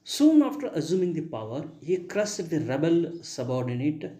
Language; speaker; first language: English; non-native, local second language; Kannada